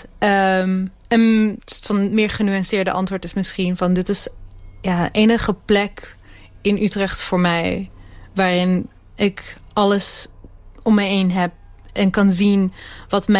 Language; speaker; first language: Dutch; native; Dutch